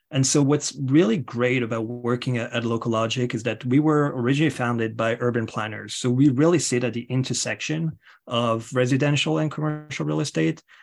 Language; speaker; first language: English; non-native, fluent; French